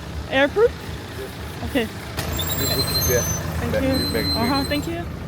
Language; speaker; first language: English; non-native, learner; Korean